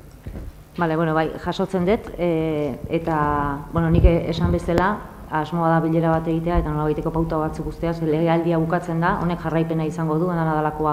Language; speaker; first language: Basque; native; Basque